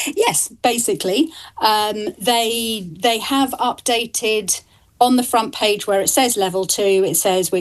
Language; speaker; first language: English; native; English